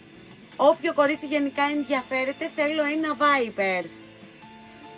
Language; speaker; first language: Greek; native; Greek